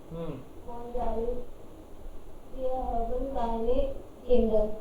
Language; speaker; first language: German; non-native, learner; Hindi